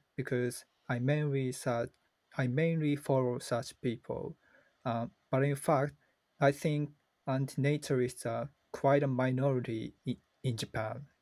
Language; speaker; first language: English; non-native, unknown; Japanese